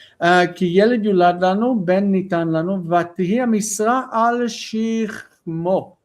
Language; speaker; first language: Hebrew; non-native, fluent; English